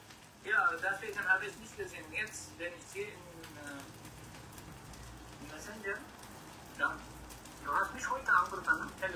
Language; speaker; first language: German; non-native, learner; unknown